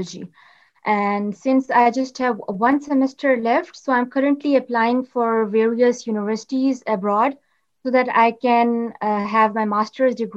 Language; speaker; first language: English; non-native, local second language; Urdu